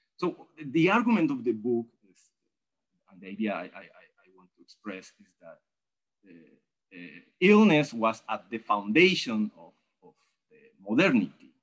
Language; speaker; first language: English; non-native, fluent; Spanish